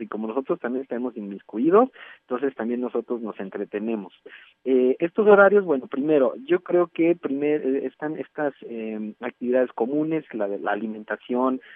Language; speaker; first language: Spanish; native; Spanish